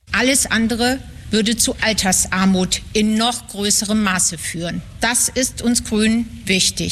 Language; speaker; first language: German; native; German